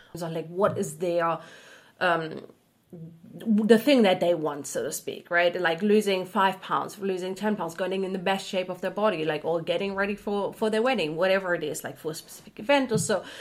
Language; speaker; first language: English; non-native, fluent; German